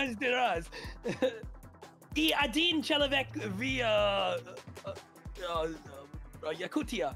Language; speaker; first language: Russian; non-native, learner; English